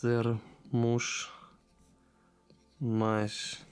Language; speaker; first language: Portuguese; non-native, learner; German